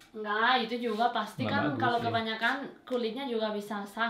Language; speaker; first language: Indonesian; non-native, fluent; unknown